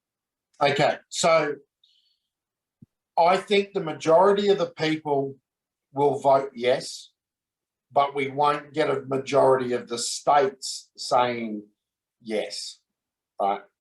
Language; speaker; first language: English; native; English